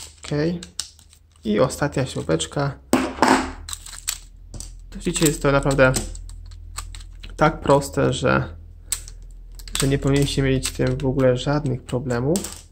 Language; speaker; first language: Polish; native; Polish